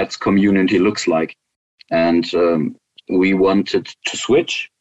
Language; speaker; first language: English; non-native, fluent; German